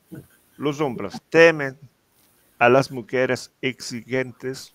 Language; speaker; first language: Spanish; non-native, fluent; Italian